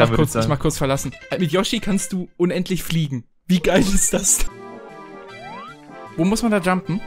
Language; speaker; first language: German; native; German